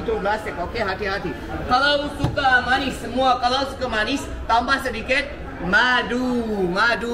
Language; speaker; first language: Indonesian; non-native, learner; Turkish